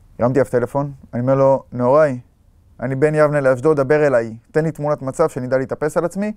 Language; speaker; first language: Hebrew; native; Hebrew